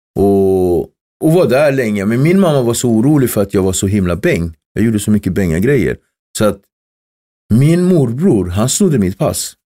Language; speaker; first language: Swedish; early bilingual, other home language; Kabuverdianu